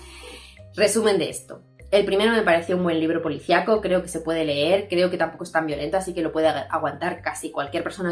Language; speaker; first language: Spanish; native; Spanish